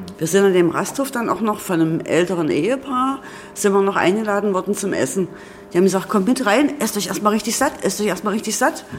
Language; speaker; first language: German; native; German